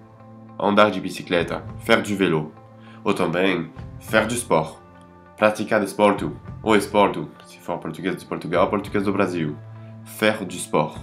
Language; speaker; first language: Portuguese; non-native, fluent; French